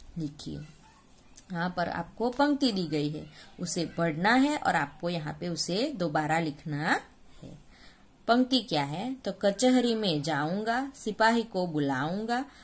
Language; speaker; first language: Hindi; non-native, local second language; Gujarati